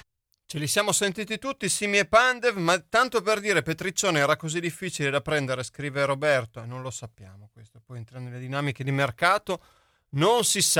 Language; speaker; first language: Italian; native; Italian